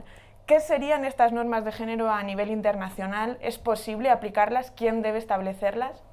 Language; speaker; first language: Spanish; native; Spanish